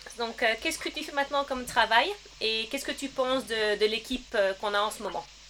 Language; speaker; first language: French; early bilingual, heritage; French